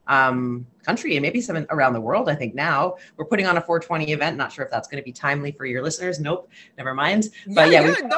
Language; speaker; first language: English; native; English